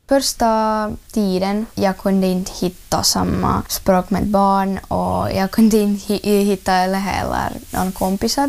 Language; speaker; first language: Swedish; early bilingual, other home language; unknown